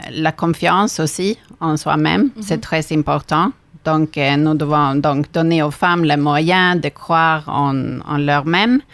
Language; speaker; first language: French; non-native, fluent; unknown